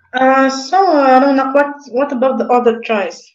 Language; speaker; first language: English; non-native, local second language; Arabic